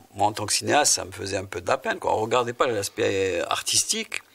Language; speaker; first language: French; non-native, local second language; Arabic